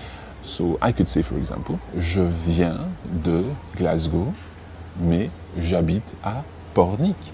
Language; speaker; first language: French; non-native, fluent; English